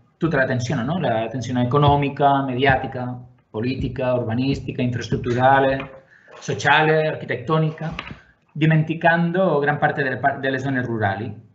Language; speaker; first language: Italian; non-native, fluent; Catalan